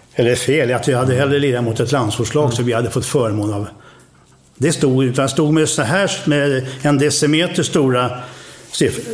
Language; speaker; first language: Swedish; native; Swedish